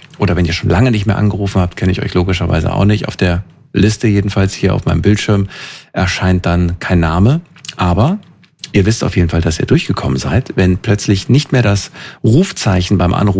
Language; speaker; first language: German; native; German